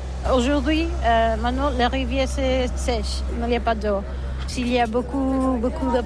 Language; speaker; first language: French; non-native, learner; Catalan